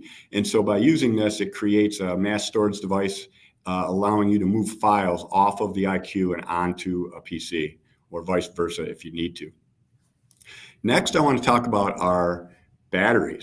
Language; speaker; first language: English; native; English